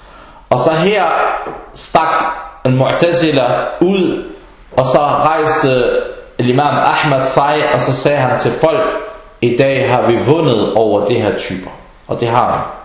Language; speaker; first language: Danish; early bilingual, other home language; Arabic